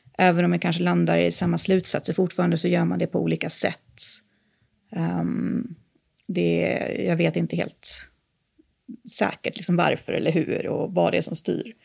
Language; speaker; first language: Swedish; native; Swedish